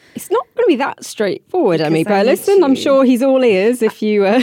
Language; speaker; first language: English; native; English